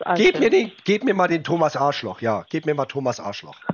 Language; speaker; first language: German; native; German